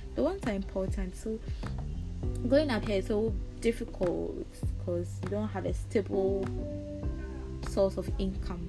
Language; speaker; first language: English; non-native, local second language; Akan